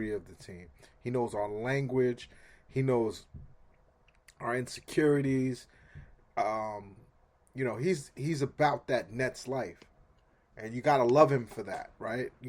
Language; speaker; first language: English; native; English